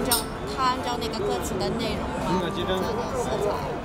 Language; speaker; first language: Chinese; non-native, fluent; Japanese